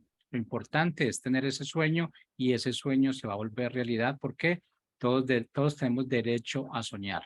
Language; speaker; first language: Spanish; native; Spanish